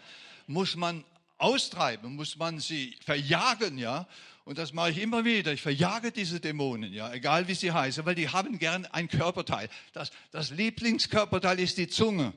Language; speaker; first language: German; non-native, fluent; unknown